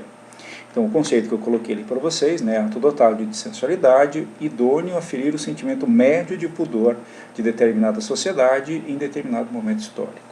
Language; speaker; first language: Portuguese; native; Portuguese